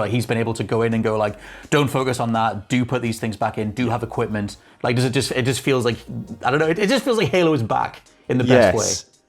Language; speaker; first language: English; native; English